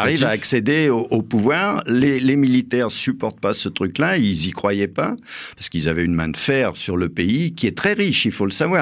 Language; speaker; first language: French; native; French